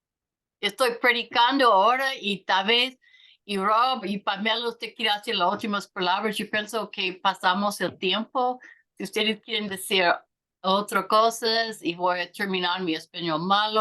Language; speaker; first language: Spanish; non-native, learner; English